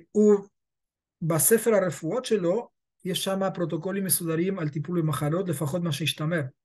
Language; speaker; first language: Hebrew; early bilingual, other home language; Spanish